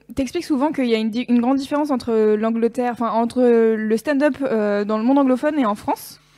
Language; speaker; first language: French; native; French